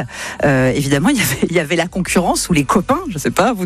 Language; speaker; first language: French; native; French